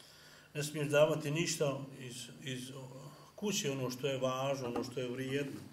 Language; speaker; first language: Bosnian; native; Bosnian